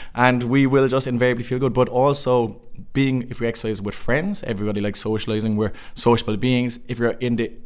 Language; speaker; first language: English; native; English